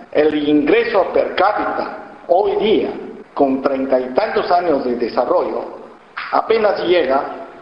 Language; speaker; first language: Spanish; non-native, fluent; Chinese